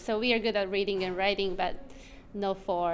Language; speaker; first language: English; non-native, fluent; Japanese